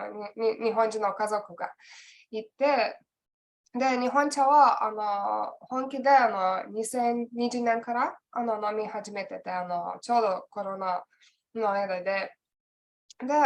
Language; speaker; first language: Japanese; non-native, learner; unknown